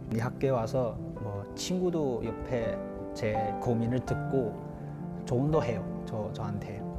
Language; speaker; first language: Korean; non-native, learner; Chinese